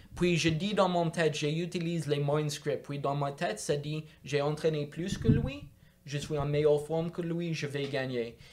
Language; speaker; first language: French; non-native, local second language; English